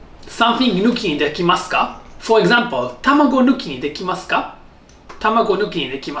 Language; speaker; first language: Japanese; non-native, fluent; English